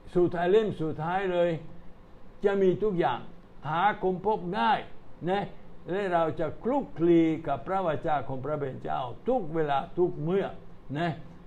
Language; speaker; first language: Thai; non-native, fluent; Italian